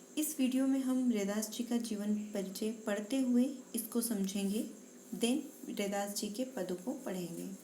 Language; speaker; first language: Hindi; native; Hindi